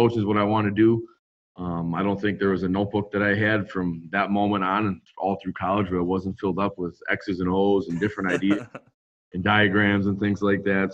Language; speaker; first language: English; native; English